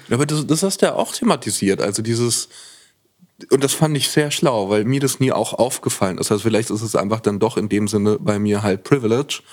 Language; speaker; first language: German; native; German